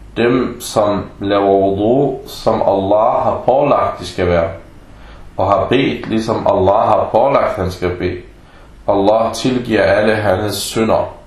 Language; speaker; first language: Danish; non-native, fluent; Arabic